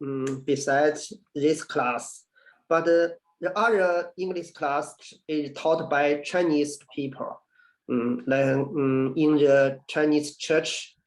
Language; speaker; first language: English; non-native, learner; Chinese